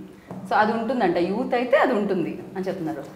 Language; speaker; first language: Telugu; native; Telugu